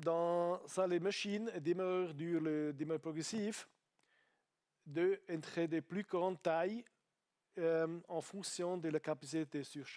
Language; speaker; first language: French; non-native, learner; Italian